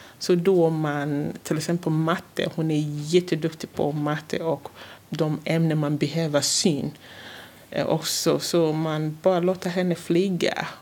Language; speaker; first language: Swedish; non-native, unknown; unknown